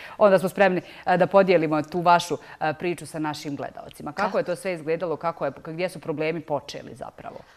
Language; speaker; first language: Bosnian; native; Bosnian